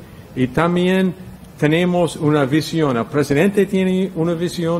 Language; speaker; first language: Spanish; non-native, fluent; English